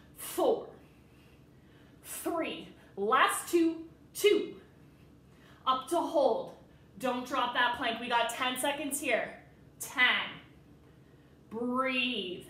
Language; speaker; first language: English; native; English